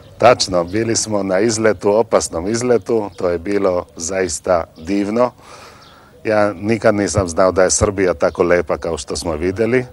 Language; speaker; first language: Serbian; non-native, local second language; Slovak